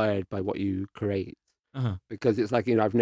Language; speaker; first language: English; native; English